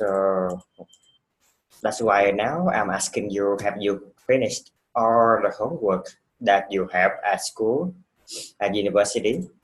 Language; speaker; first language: English; non-native, fluent; Vietnamese